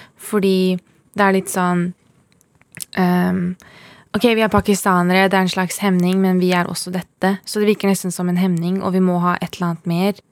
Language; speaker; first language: Norwegian; early bilingual, other home language; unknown